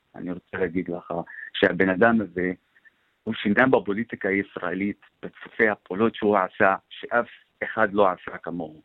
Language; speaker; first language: Hebrew; non-native, local second language; Arabic